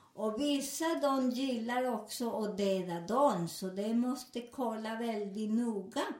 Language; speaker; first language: Swedish; non-native, learner; Spanish